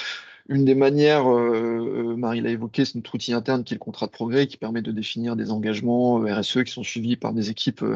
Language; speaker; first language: French; native; French